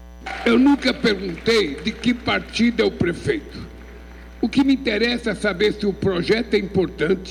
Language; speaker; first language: Portuguese; native; Portuguese